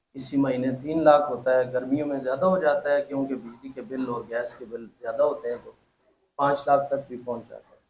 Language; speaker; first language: Urdu; non-native, local second language; Pahari-Potwari